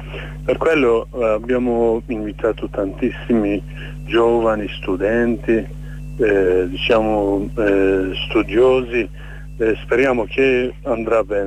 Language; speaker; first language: Italian; non-native, fluent; Kurdish